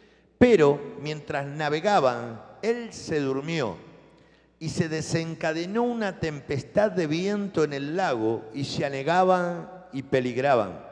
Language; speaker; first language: Spanish; native; Spanish